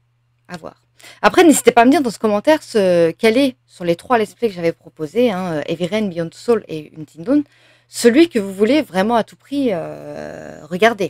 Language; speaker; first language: French; native; French